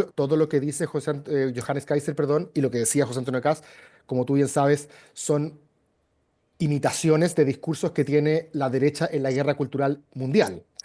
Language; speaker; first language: Spanish; native; Spanish